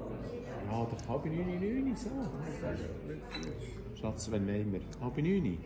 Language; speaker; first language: German; native; German